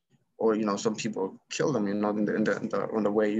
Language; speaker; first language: English; non-native, fluent; Spanish